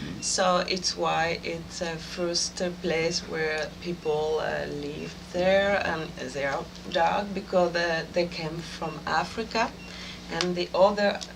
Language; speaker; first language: English; non-native, fluent; French